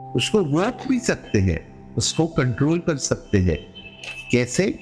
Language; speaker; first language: Hindi; non-native, local second language; Gujarati